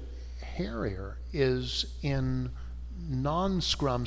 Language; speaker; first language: English; native; English